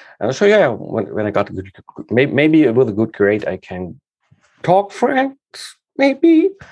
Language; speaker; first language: English; non-native, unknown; German